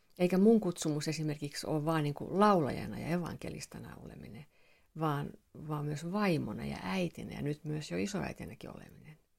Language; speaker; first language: Finnish; non-native, local second language; Swedish